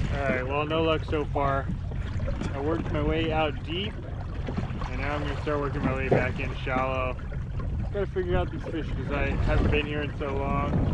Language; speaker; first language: English; native; English